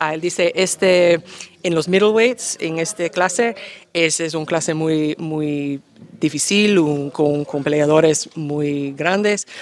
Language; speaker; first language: Spanish; non-native, learner; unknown